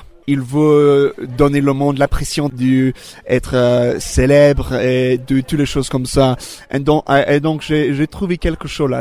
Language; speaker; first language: French; non-native, learner; English